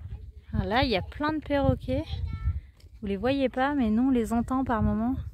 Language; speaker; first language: French; native; French